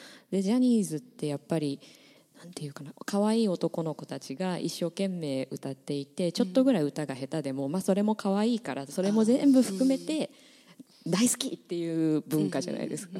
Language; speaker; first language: Japanese; native; Japanese